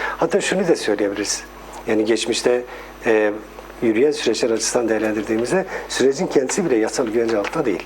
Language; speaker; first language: Turkish; non-native, local second language; Kurdish